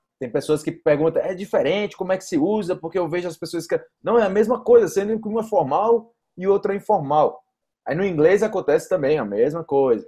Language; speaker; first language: Portuguese; native; Portuguese